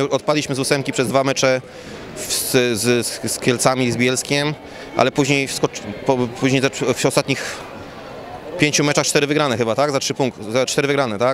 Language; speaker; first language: Polish; native; Polish